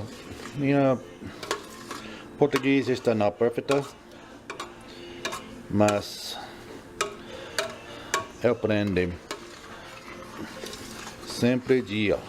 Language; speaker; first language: Portuguese; non-native, learner; English